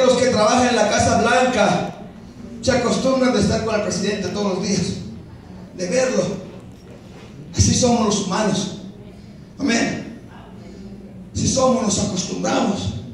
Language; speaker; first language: Spanish; native; Spanish